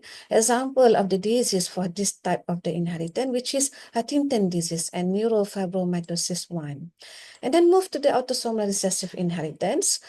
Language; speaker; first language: English; non-native, local second language; Malay